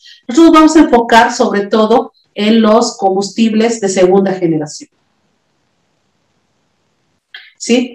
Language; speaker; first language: Spanish; native; Spanish